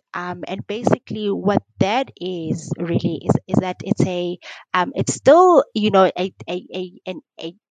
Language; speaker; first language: English; non-native, local second language; Xhosa